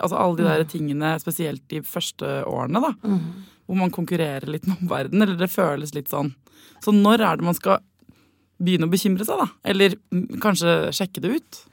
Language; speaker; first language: Norwegian; native; Norwegian